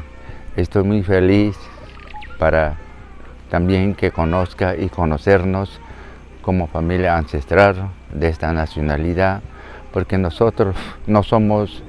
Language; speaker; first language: Spanish; non-native, local second language; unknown